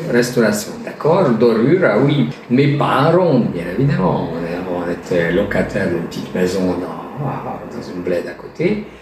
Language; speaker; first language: French; non-native, fluent; Hungarian